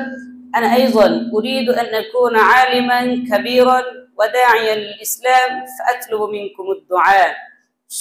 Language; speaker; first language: Arabic; non-native, learner; Bangla